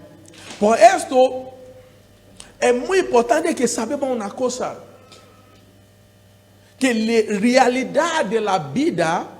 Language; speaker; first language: Spanish; non-native, learner; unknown